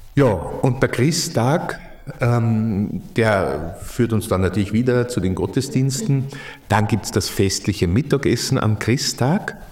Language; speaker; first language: German; native; German